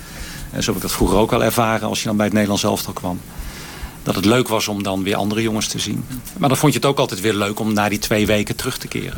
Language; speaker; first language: Dutch; native; Dutch